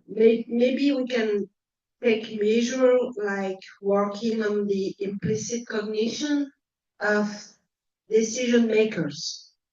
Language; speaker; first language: English; non-native, fluent; French